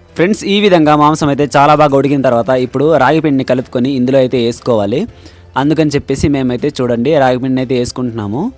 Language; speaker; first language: Telugu; non-native, local second language; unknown